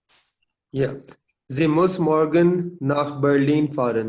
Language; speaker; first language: German; non-native, learner; Hindi